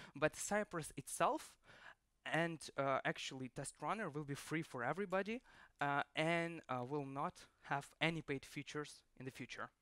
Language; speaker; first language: English; non-native, fluent; Ukrainian